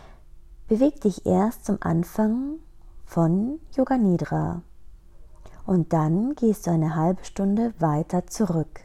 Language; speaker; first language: German; native; German